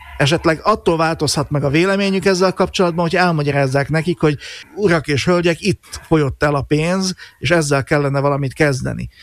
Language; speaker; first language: Hungarian; native; Hungarian